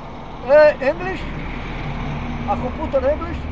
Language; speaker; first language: English; non-native, learner; Portuguese